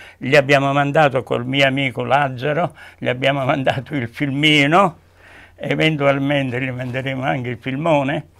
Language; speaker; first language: Italian; native; Italian